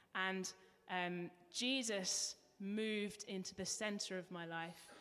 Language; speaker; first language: English; native; English